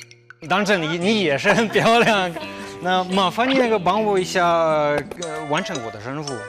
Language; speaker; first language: Chinese; non-native, learner; English